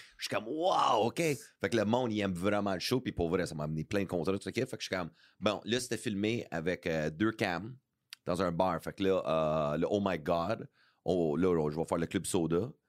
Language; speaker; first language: French; early bilingual, heritage; English